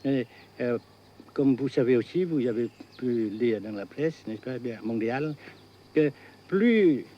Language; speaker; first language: French; non-native, fluent; Vietnamese